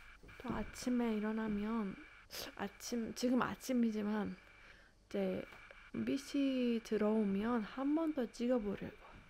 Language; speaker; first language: Korean; non-native, fluent; Persian